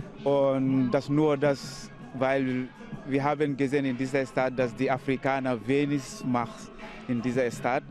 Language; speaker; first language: German; non-native, learner; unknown